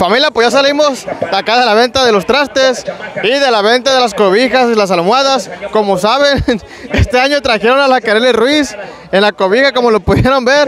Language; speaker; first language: Spanish; native; Spanish